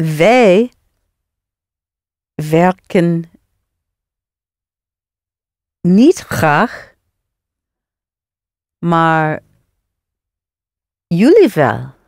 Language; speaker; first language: Dutch; non-native, learner; English